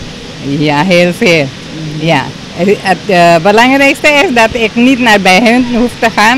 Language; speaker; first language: Dutch; non-native, local second language; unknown